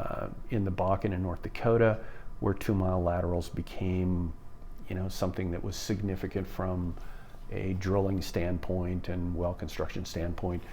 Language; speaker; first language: English; native; English